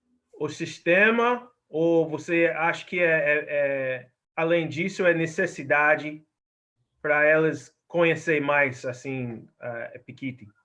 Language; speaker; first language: Portuguese; non-native, fluent; English